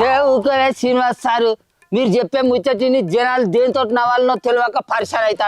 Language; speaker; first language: Telugu; native; Telugu